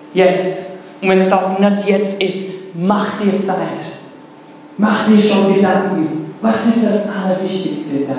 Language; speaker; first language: German; non-native, fluent; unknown